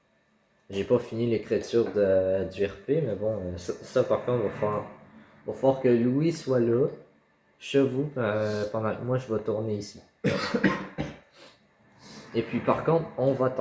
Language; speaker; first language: French; native; French